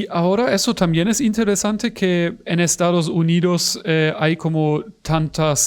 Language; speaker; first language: Spanish; non-native, fluent; German